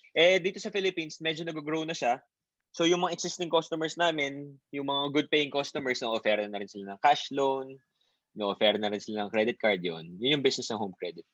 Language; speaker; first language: Filipino; non-native, local second language; Bikol